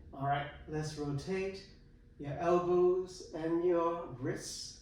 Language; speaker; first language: English; native; English